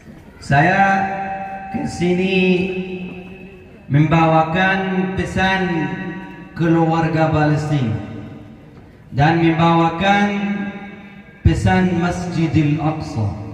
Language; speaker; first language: Indonesian; non-native, fluent; Arabic